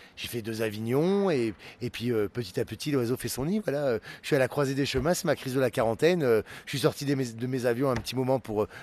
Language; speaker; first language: French; native; French